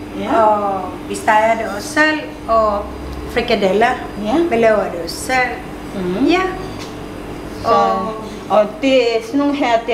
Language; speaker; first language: Danish; non-native, learner; Filipino